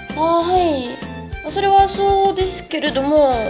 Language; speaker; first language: Japanese; non-native, fluent; Bulgarian